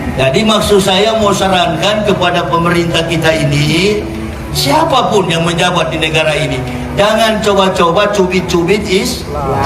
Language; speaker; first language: Indonesian; native; Indonesian